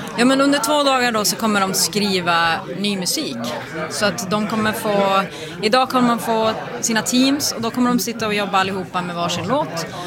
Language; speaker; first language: Swedish; native; Swedish